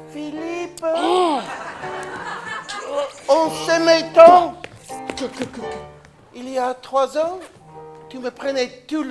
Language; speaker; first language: French; non-native, fluent; English